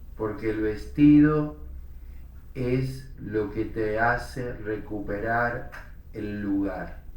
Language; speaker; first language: Spanish; native; Spanish